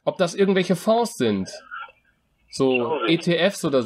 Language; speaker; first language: German; native; German